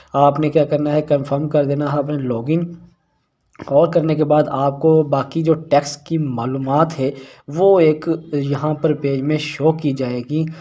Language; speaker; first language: Urdu; non-native, local second language; Punjabi